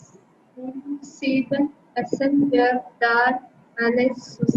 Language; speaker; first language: German; non-native, learner; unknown